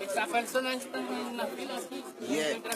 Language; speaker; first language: Spanish; non-native, fluent; Haitian Creole